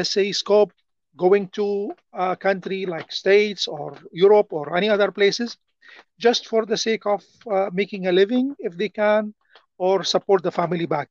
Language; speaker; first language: English; non-native, fluent; Arabic